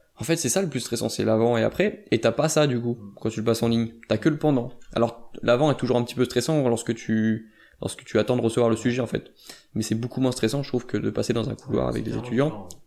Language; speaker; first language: French; native; French